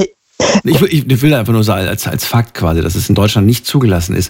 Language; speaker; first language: German; native; German